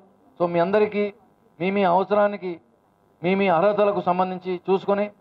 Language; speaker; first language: Telugu; native; Telugu